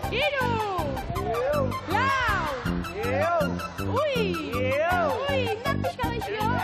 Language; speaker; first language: Basque; native; Basque